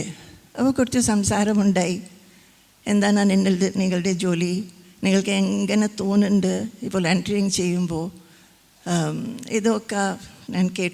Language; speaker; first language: Malayalam; non-native, fluent; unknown